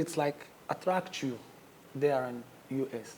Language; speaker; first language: English; non-native, learner; Arabic